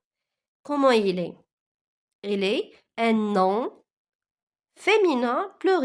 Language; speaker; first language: French; non-native, local second language; Arabic